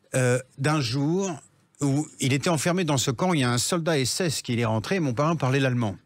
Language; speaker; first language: French; native; French